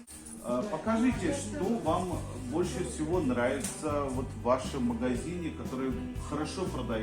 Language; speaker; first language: Russian; non-native, fluent; Hindi